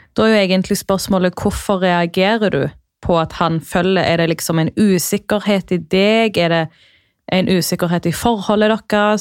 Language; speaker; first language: Norwegian; native; Norwegian